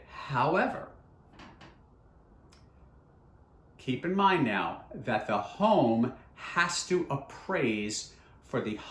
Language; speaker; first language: English; native; English